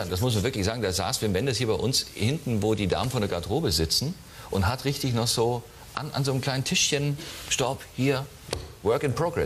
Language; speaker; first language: German; native; German